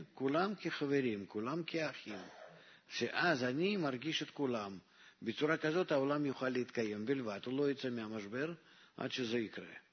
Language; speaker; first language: Hebrew; non-native, fluent; Russian